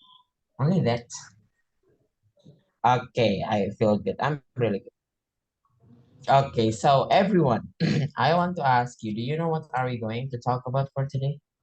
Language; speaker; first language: English; non-native, fluent; Indonesian